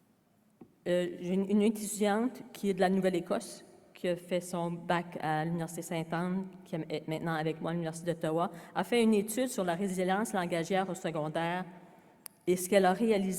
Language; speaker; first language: French; native; French